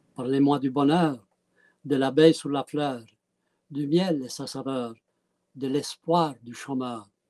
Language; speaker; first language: French; early bilingual, other home language; Italian